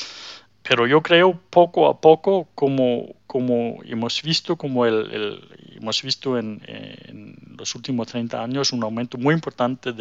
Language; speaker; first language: Spanish; non-native, fluent; Danish